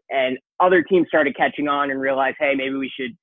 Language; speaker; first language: English; native; English